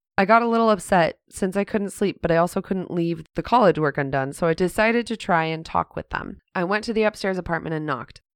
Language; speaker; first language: English; native; English